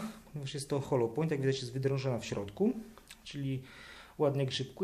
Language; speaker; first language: Polish; native; Polish